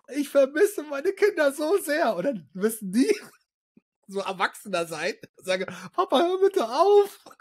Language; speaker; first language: German; early bilingual, other home language; Arabic